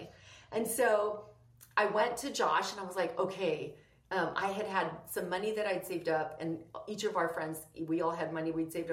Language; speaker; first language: English; early bilingual, other home language; Greek